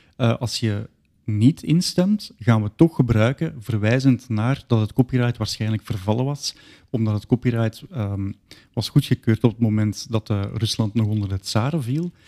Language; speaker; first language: Dutch; native; Dutch